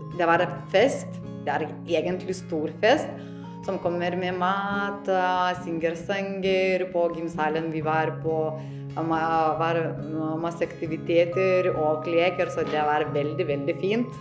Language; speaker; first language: Norwegian; non-native, learner; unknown